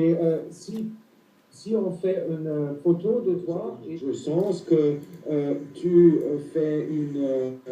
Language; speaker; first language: French; non-native, fluent; German